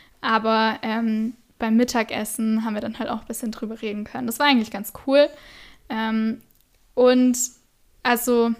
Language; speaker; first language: German; native; German